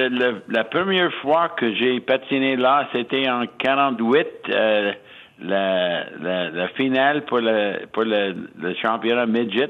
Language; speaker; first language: French; non-native, fluent; English